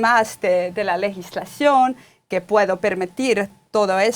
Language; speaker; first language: Spanish; non-native, fluent; Estonian